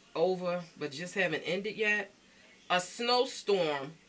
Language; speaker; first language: English; native; English